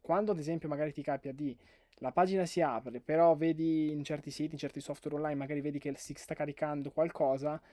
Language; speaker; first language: Italian; native; Italian